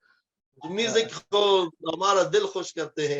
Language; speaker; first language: Hindi; non-native, fluent; Pashto